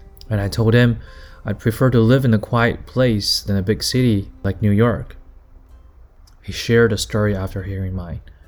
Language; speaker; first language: English; non-native, fluent; Chinese